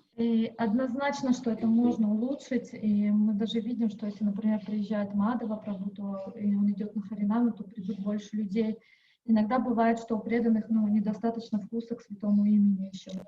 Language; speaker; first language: Russian; native; Russian